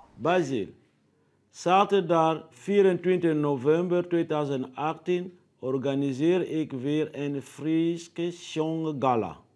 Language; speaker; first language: Dutch; non-native, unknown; Lingala